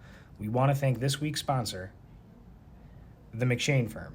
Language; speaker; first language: English; native; English